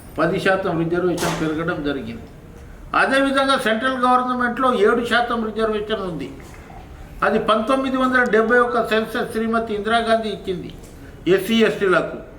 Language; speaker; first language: Telugu; non-native, local second language; Lambadi